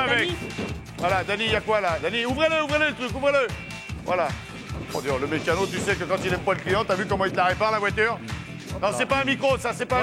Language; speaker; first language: French; native; French